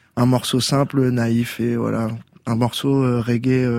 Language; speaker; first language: French; native; French